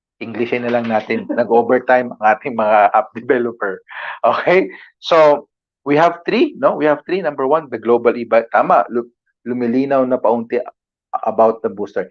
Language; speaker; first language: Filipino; non-native, local second language; Cebuano